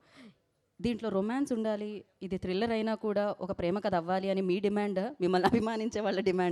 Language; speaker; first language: Telugu; native; Telugu